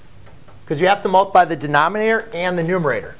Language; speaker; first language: English; native; English